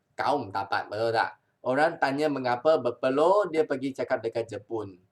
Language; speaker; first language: Malay; non-native, local second language; Chinese